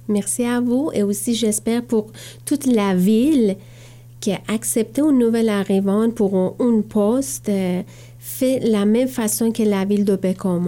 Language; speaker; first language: French; non-native, learner; Persian